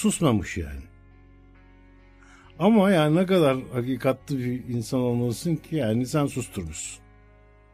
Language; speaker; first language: Turkish; native; Turkish